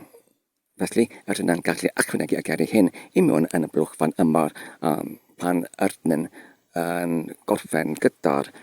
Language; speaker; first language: Welsh; non-native, fluent; English